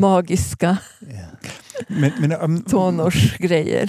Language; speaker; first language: Swedish; non-native, fluent; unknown